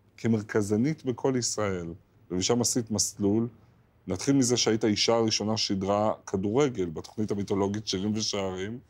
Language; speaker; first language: Hebrew; native; Hebrew